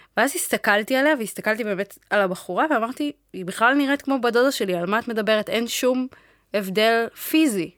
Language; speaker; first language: Hebrew; early bilingual, other home language; Amharic